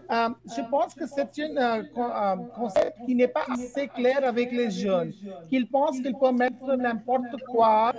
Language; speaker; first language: French; non-native, fluent; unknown